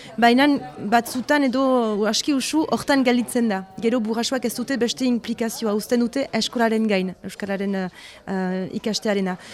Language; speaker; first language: Basque; native; Basque